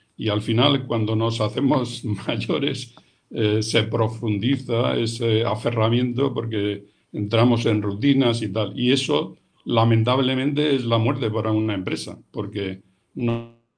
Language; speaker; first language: Spanish; native; Spanish